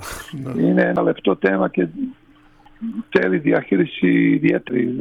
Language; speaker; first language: Greek; non-native, fluent; Serbian